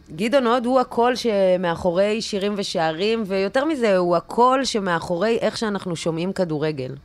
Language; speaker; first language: Hebrew; native; Hebrew